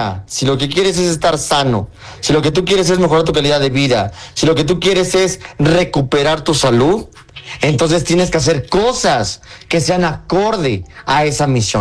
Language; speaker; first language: Spanish; native; Spanish